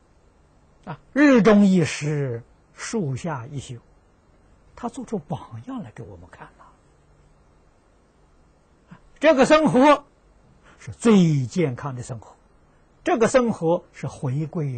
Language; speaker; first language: Chinese; native; Chinese